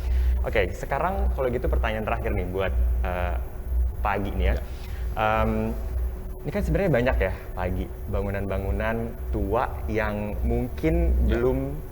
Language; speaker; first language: Indonesian; native; Indonesian